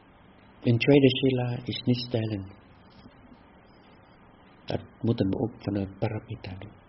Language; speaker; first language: Dutch; non-native, fluent; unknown